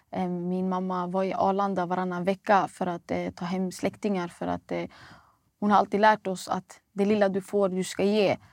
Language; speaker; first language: Swedish; early bilingual, other home language; Somali